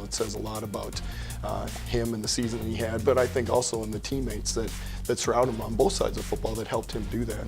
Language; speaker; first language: English; native; English